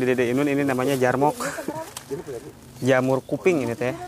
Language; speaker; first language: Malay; non-native, local second language; Sundanese